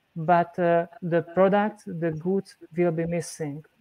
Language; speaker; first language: English; non-native, learner; Hungarian